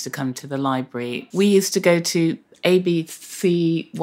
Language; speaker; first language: English; native; English